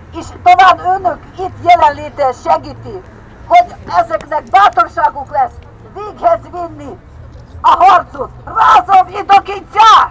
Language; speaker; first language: Hungarian; non-native, fluent; Ukrainian